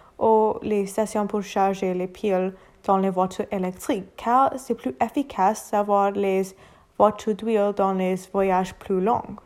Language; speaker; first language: French; non-native, learner; English